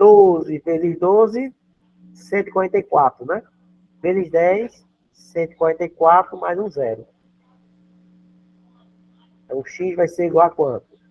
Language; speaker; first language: Portuguese; native; Portuguese